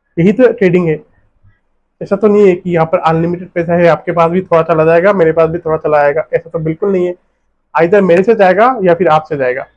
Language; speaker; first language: Hindi; non-native, local second language; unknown